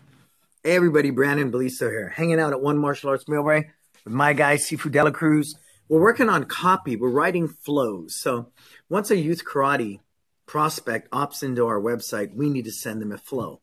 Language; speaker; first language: English; native; English